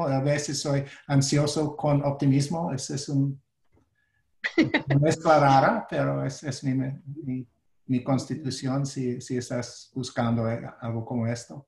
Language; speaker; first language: Spanish; non-native, fluent; English